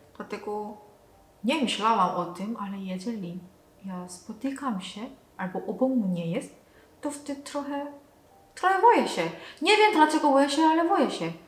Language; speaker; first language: Polish; non-native, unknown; Korean